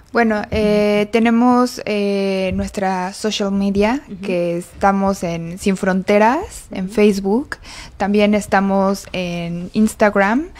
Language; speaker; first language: Spanish; native; Spanish